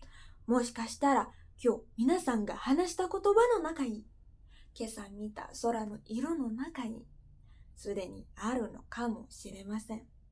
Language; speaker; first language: Japanese; non-native, fluent; Indonesian